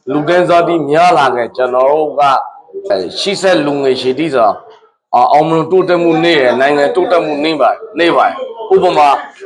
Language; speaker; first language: Burmese; native; Burmese